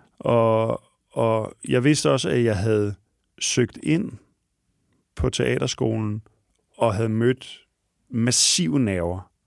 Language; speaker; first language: Danish; native; Danish